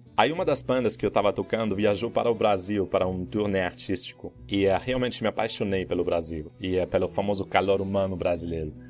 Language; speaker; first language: Portuguese; non-native, fluent; German